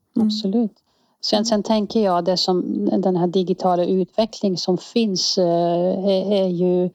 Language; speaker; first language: Swedish; non-native, fluent; Dutch